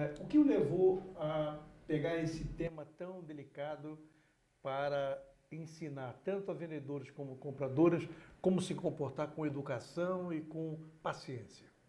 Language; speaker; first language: Portuguese; native; Portuguese